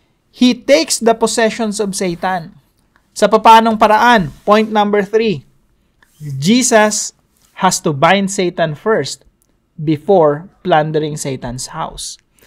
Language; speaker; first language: English; non-native, local second language; Filipino